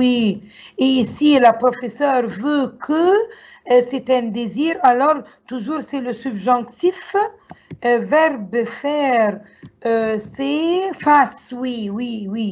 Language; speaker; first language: French; non-native, learner; Arabic